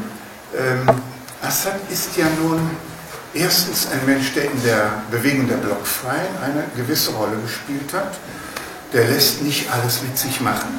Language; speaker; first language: German; native; German